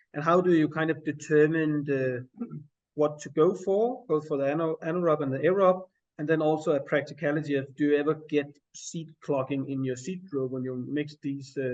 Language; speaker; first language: English; non-native, fluent; Danish